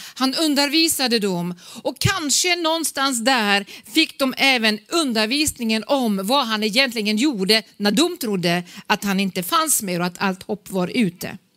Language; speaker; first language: Swedish; native; Swedish